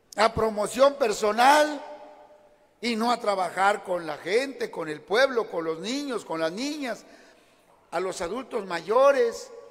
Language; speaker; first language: Spanish; native; Spanish